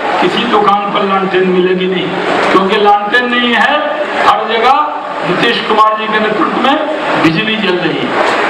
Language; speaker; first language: Hindi; native; Hindi